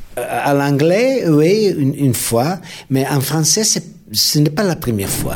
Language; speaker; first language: French; non-native, fluent; Spanish